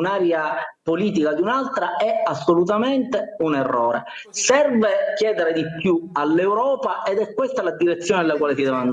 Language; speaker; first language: Italian; native; Italian